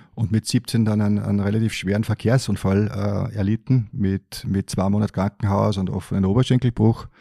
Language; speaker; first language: German; native; German